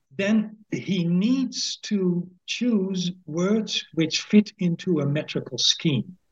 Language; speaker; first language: English; non-native, fluent; Dutch